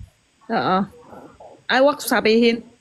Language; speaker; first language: Filipino; non-native, learner; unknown